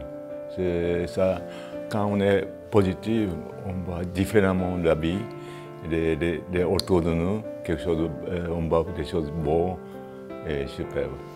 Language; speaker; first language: French; non-native, fluent; Japanese